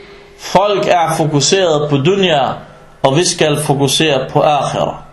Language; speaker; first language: Danish; early bilingual, other home language; Arabic